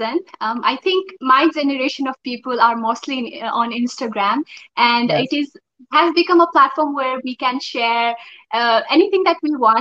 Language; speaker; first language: English; non-native, local second language; Nepali